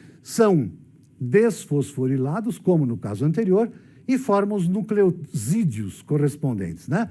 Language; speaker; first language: Portuguese; native; Portuguese